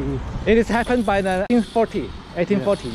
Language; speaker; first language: English; non-native, learner; Chinese